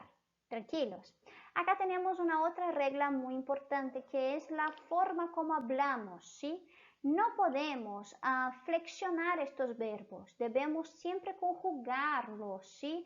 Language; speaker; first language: Spanish; non-native, fluent; Portuguese